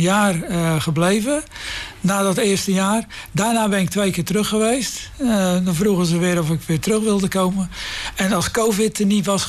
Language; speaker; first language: Dutch; native; Dutch